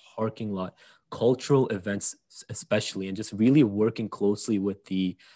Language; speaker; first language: English; early bilingual, other home language; Arabic